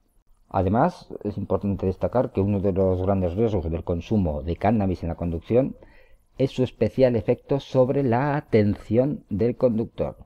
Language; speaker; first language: Spanish; native; Spanish